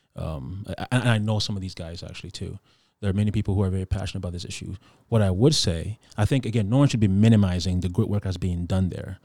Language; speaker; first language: English; non-native, local second language; Akan